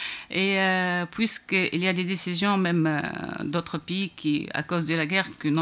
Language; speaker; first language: French; non-native, local second language; Arabic